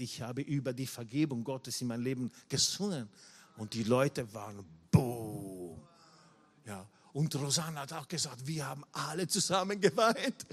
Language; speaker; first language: German; non-native, fluent; Italian